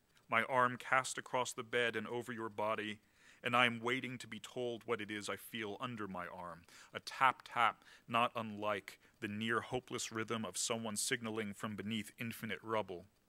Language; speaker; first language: English; native; English